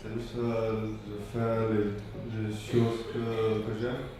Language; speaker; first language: French; non-native, learner; Chinese